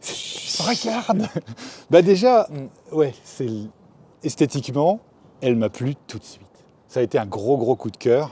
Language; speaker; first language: French; native; French